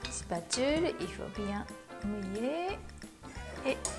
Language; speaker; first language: French; non-native, learner; Japanese